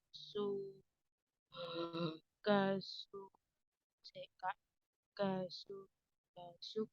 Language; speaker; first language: Korean; non-native, learner; Indonesian